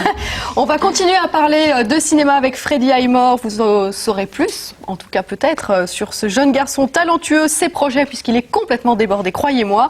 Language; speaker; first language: French; native; French